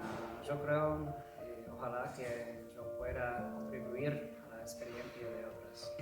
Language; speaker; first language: Spanish; non-native, fluent; English